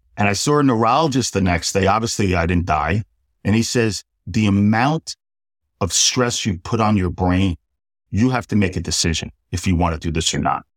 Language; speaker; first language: English; native; English